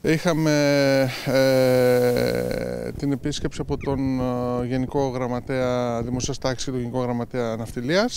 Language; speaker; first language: Greek; native; Greek